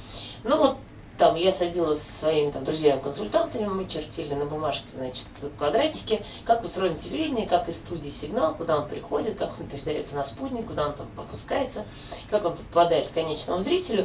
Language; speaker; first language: Russian; native; Russian